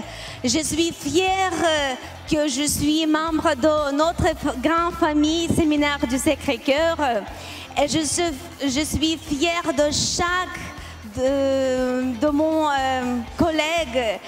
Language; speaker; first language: French; non-native, learner; Ukrainian